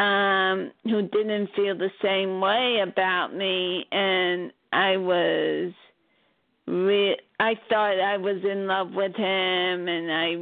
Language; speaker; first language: English; native; English